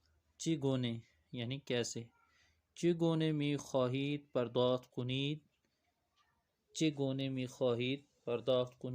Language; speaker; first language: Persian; non-native, fluent; Urdu